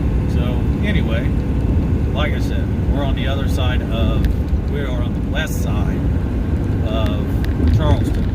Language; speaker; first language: English; native; English